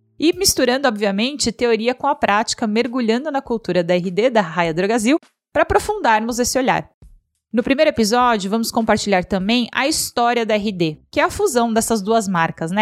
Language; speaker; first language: Portuguese; native; Portuguese